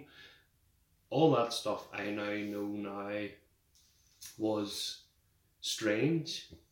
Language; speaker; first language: English; native; English